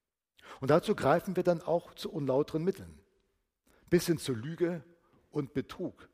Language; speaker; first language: German; native; German